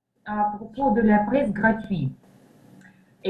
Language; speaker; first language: French; non-native, learner; Russian